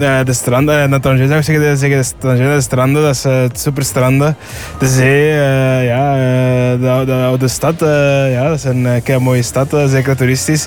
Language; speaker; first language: Dutch; early bilingual, other home language; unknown